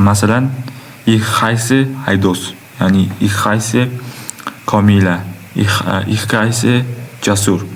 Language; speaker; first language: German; non-native, learner; Uzbek